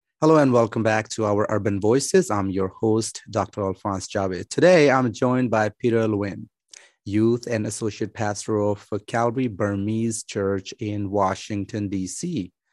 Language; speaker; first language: English; non-native, fluent; Urdu